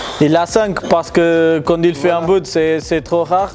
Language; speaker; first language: French; non-native, fluent; Portuguese